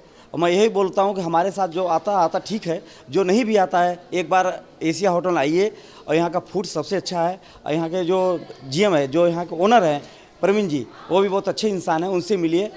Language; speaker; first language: Hindi; native; Hindi